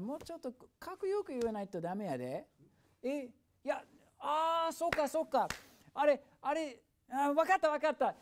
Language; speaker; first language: Japanese; non-native, fluent; English